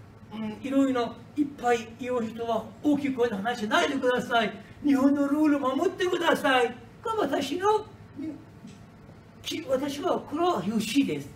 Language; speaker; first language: Japanese; non-native, learner; Persian